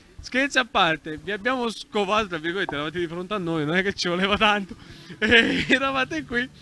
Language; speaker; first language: Italian; native; Italian